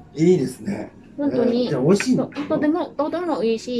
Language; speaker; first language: Japanese; non-native, learner; Thai